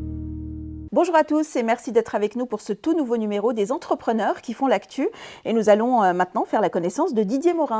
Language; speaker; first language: French; native; French